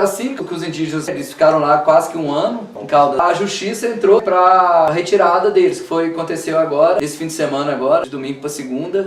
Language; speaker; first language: Portuguese; native; Portuguese